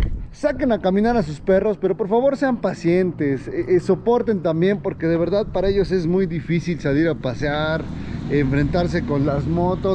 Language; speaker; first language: Spanish; native; Spanish